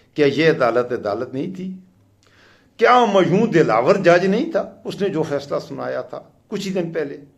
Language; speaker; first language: Urdu; non-native, local second language; Pashto